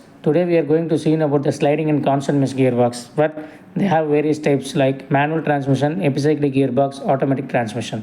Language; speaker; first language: English; non-native, local second language; Tamil